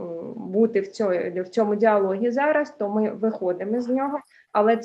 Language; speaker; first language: Ukrainian; early bilingual, heritage; Ukrainian